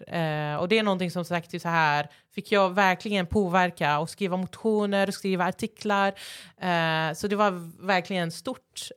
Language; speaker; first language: Swedish; early bilingual, other home language; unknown